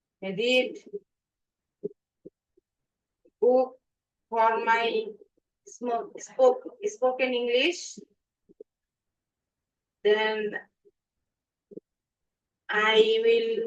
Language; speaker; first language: English; non-native, learner; Bangla